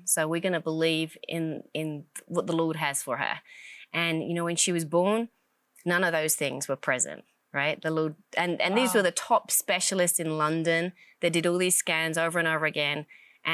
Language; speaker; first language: English; native; English